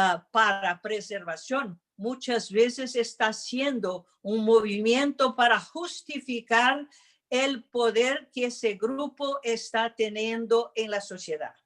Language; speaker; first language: Spanish; non-native, fluent; Portuguese